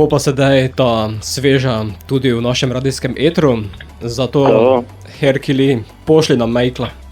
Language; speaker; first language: Slovenian; native; Slovenian